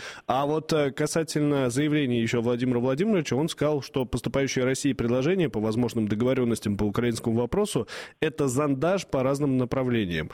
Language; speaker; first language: Russian; native; Russian